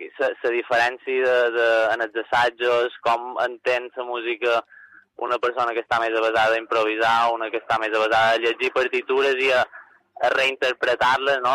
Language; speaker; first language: Catalan; native; Catalan